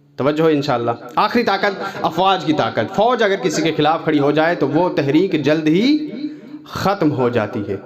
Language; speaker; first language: Urdu; non-native, local second language; Sindhi